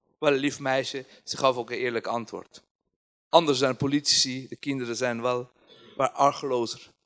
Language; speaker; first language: Dutch; non-native, fluent; Persian